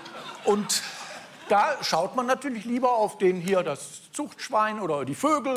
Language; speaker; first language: German; native; German